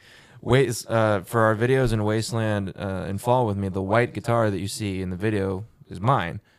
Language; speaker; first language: English; native; English